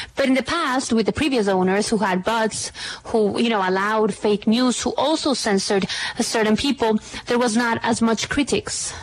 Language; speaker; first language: English; non-native, fluent; Spanish